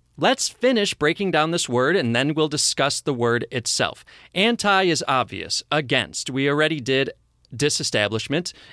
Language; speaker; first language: English; native; English